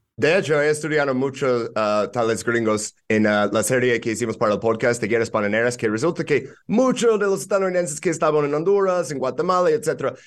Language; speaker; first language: Spanish; non-native, fluent; English